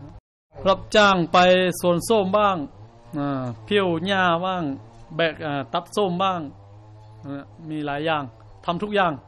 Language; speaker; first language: Thai; non-native, fluent; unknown